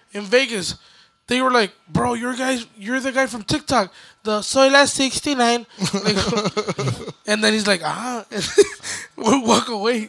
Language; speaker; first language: English; early bilingual, other home language; Spanish